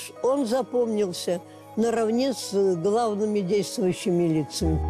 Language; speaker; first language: Russian; native; Russian